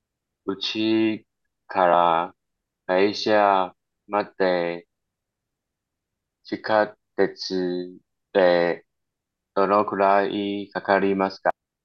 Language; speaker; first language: Japanese; non-native, learner; Chinese